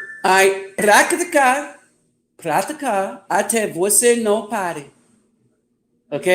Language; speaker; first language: Portuguese; non-native, learner; English